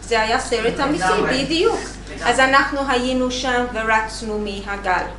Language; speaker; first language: Hebrew; non-native, learner; English